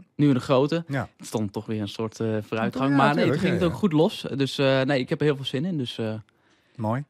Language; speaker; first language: Dutch; native; Dutch